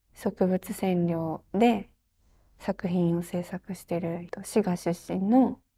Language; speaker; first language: Japanese; native; Japanese